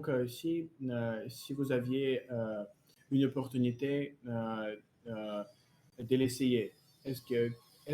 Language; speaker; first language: French; non-native, learner; Russian